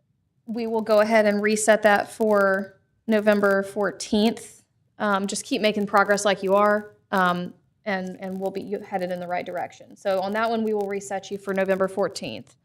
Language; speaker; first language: English; native; English